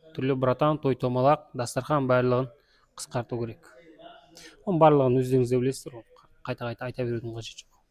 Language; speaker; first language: Kazakh; native; Kazakh